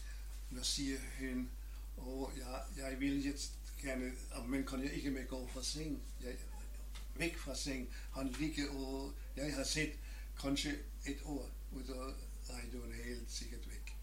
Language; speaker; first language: Danish; non-native, learner; German